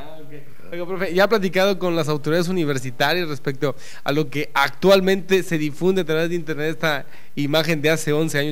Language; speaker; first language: Spanish; native; Spanish